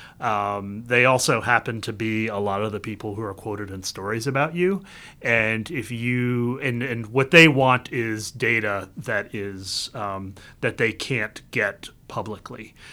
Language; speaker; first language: English; early bilingual, other home language; Vietnamese